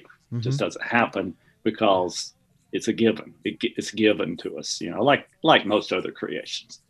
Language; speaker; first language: English; native; English